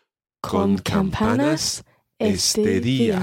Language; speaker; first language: Spanish; non-native, learner; English